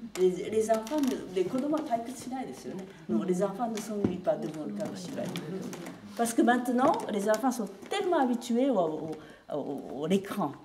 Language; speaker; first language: French; non-native, fluent; Japanese